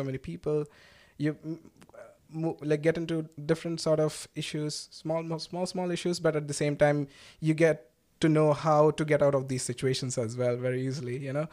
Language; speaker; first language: English; non-native, local second language; Malayalam